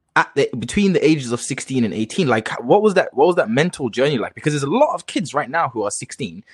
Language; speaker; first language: English; native; English